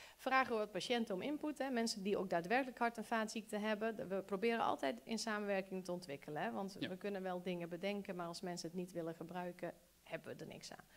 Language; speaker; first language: Dutch; early bilingual, other home language; Bosnian